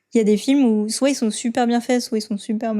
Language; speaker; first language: French; native; French